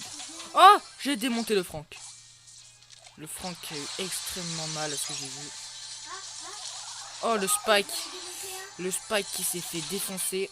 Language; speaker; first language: French; native; French